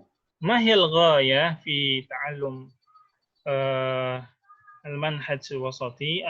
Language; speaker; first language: Arabic; non-native, fluent; Indonesian